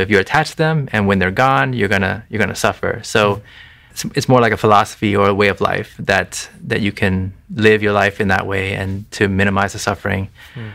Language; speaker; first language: English; native; English